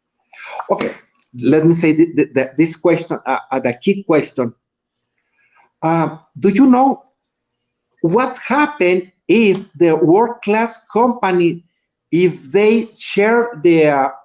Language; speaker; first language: English; non-native, learner; Spanish